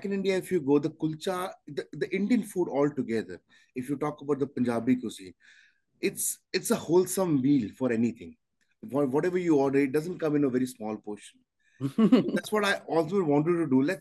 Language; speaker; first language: English; non-native, local second language; Punjabi